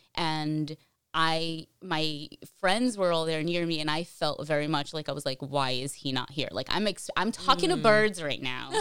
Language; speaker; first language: English; early bilingual, other home language; Portuguese